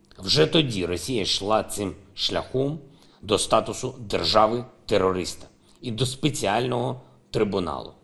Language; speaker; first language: Ukrainian; non-native, local second language; Russian